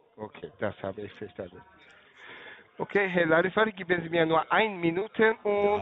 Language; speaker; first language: German; non-native, learner; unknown